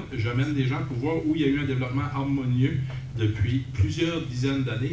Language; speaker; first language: French; native; French